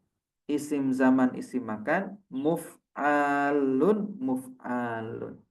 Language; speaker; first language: Arabic; non-native, fluent; Indonesian